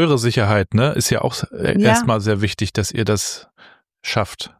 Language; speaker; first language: German; native; German